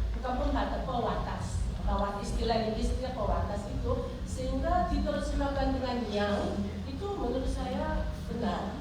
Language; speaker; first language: Indonesian; non-native, fluent; Korean